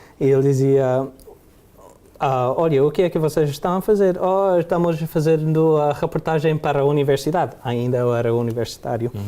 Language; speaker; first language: Portuguese; early bilingual, heritage; Portuguese